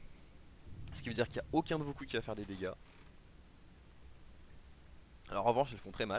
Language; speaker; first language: French; native; French